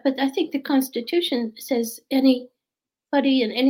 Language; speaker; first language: English; native; English